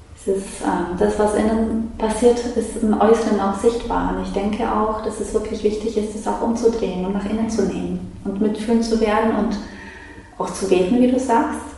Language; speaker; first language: German; early bilingual, other home language; Polish